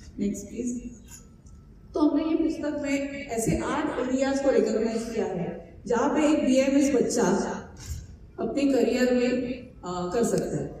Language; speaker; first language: Hindi; non-native, local second language; Marathi